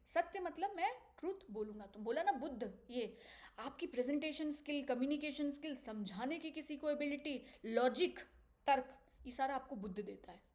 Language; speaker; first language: Hindi; native; Hindi